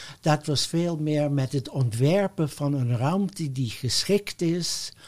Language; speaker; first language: Dutch; non-native, fluent; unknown